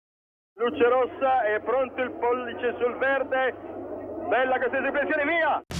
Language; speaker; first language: Italian; native; Italian